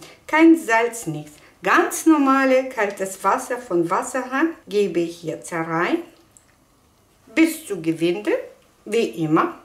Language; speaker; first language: German; non-native, fluent; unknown